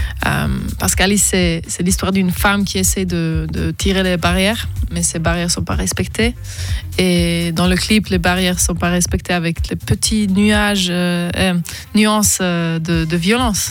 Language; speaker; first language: French; non-native, local second language; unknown